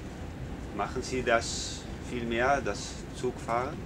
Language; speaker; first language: German; non-native, learner; Dutch